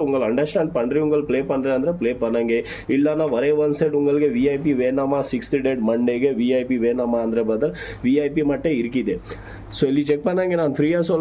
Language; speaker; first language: Tamil; non-native, learner; Kannada